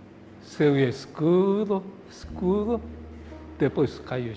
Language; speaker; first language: Portuguese; non-native, learner; Japanese